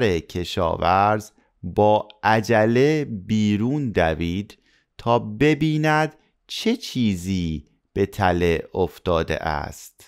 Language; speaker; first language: Persian; native; Persian